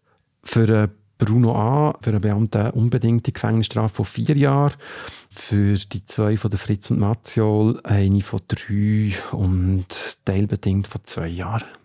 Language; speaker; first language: German; native; German